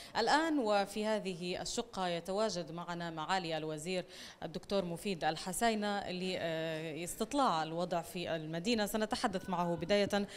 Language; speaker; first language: Arabic; native; Arabic